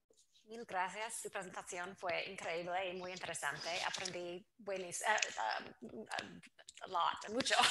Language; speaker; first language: Spanish; non-native, fluent; English